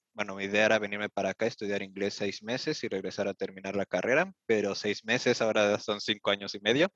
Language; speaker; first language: Spanish; native; Spanish